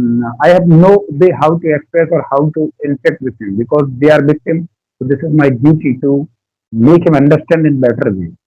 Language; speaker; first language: English; non-native, learner; Hindi